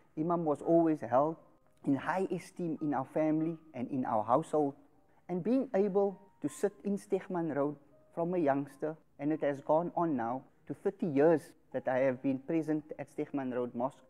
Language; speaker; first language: English; early bilingual, other home language; Afrikaans